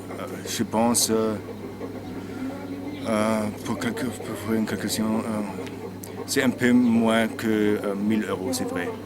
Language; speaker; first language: French; non-native, learner; German